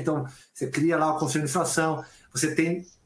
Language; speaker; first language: Portuguese; native; Portuguese